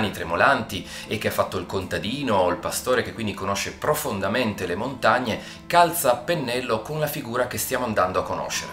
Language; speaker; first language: Italian; native; Italian